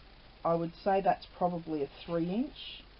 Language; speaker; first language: English; native; English